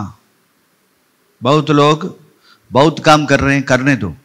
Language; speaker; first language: Hindi; non-native, local second language; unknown